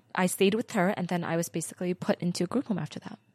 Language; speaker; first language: English; early bilingual, other home language; Vietnamese